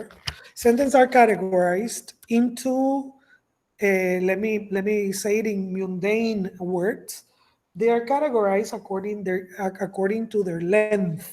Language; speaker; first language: English; non-native, fluent; Spanish